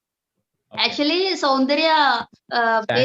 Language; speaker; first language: Telugu; non-native, learner; Malayalam